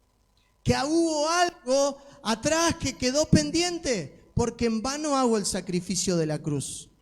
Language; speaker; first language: Spanish; native; Spanish